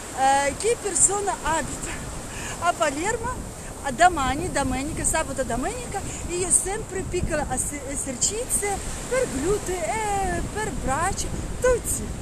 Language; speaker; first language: Italian; non-native, learner; Russian